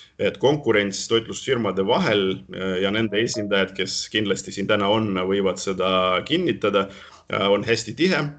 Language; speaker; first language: Estonian; non-native, local second language; Russian